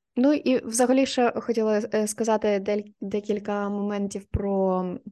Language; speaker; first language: Ukrainian; non-native, local second language; Russian